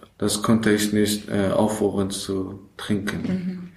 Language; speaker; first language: German; non-native, learner; Persian